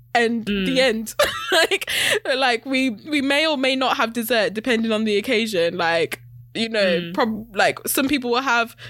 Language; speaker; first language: English; native; English